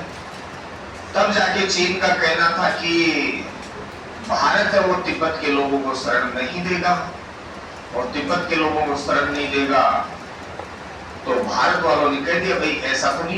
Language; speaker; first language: Hindi; native; Hindi